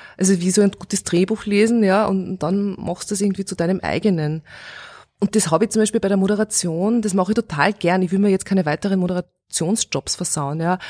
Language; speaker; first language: German; early bilingual, other home language; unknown